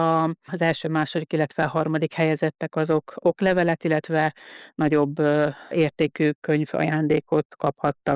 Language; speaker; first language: Hungarian; native; Hungarian